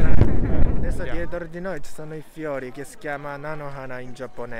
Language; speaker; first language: Italian; non-native, learner; Japanese